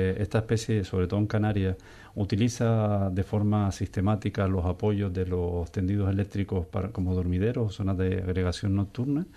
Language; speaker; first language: Spanish; native; Spanish